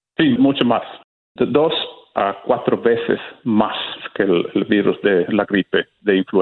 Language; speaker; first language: Spanish; non-native, fluent; Italian